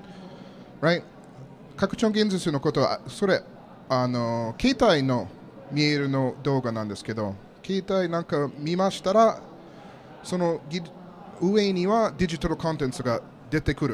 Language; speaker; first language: Japanese; non-native, learner; English